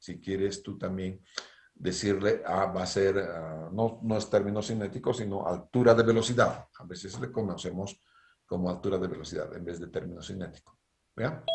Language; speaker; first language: Spanish; native; Spanish